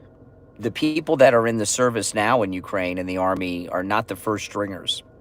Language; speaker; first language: English; native; English